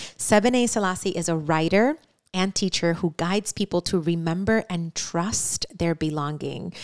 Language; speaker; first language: English; early bilingual, other home language; Spanish